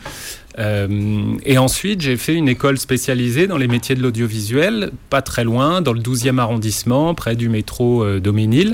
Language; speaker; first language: French; native; French